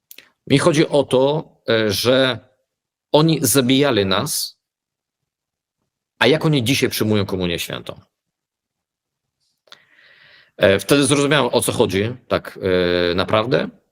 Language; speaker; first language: Polish; early bilingual, heritage; Polish